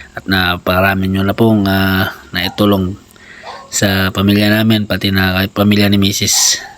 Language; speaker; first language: Filipino; non-native, local second language; Cebuano